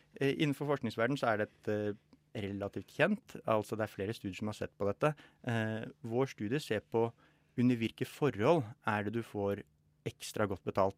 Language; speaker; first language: Norwegian; native; Norwegian